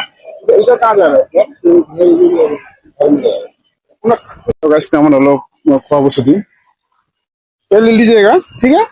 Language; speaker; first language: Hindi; non-native, local second language; Assamese